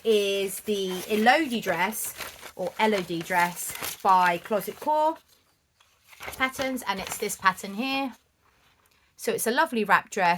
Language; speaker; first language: English; native; English